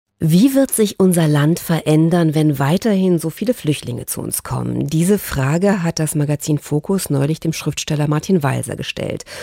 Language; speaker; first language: German; native; German